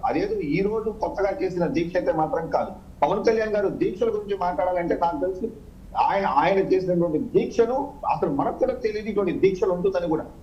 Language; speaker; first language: Telugu; native; Telugu